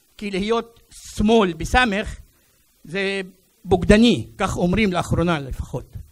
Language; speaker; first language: Hebrew; non-native, local second language; Arabic